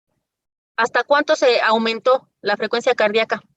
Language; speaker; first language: Spanish; native; Spanish